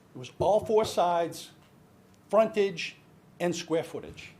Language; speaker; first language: English; native; English